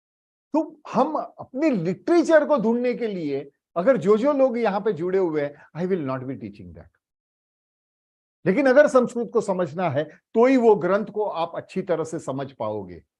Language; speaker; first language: Hindi; native; Hindi